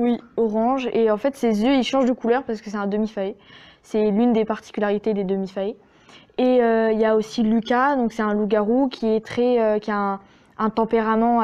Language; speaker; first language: French; native; French